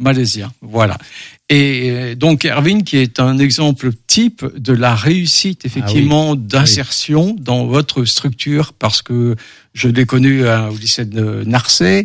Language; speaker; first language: French; native; French